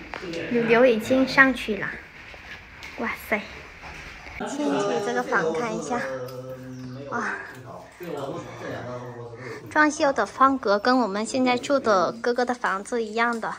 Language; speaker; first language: Chinese; non-native, fluent; Vietnamese